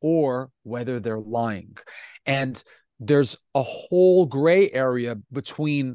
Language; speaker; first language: English; non-native, fluent; Italian